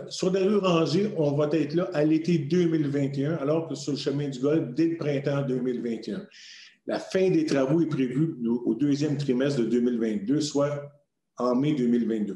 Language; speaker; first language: French; native; French